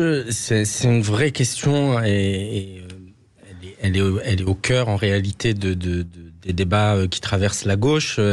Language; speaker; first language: French; native; French